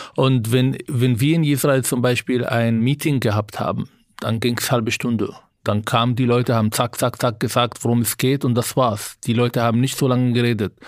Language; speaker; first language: German; non-native, fluent; Arabic